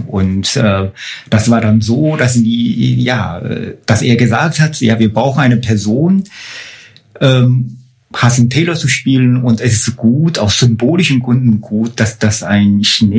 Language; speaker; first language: German; non-native, fluent; Chinese